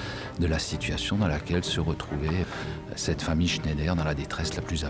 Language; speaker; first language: French; native; French